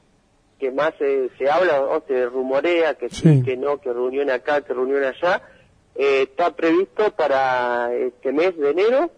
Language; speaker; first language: Spanish; native; Spanish